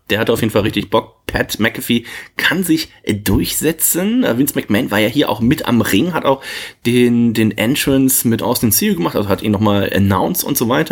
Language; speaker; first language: German; native; German